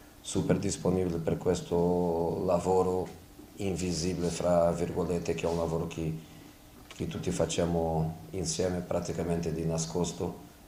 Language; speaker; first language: Italian; non-native, fluent; Portuguese